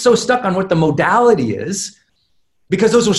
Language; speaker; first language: English; native; English